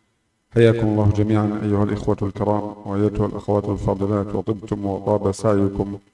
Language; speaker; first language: Arabic; non-native, fluent; Indonesian